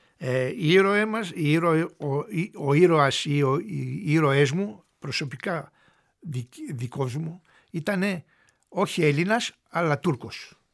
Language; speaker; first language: Greek; native; Greek